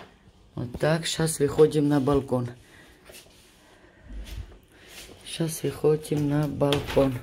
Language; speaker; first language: Russian; non-native, fluent; Georgian